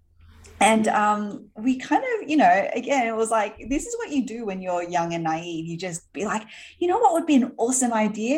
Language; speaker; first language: English; native; English